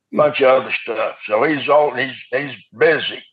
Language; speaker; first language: English; native; English